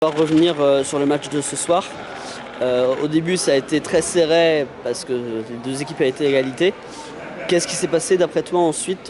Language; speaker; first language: French; native; French